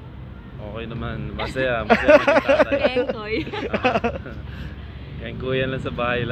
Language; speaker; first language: Filipino; native; Filipino